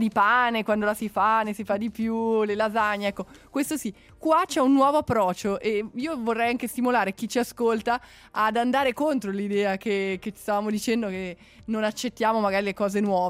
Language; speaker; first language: Italian; native; Italian